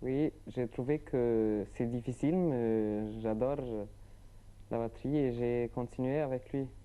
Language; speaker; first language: French; non-native, learner; Arabic